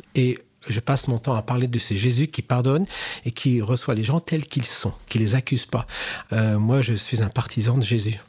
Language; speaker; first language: French; native; French